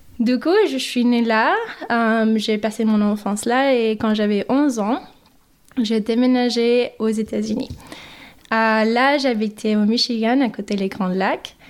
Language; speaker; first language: French; non-native, fluent; English